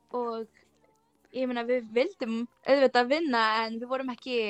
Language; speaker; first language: Icelandic; early bilingual, other home language; Portuguese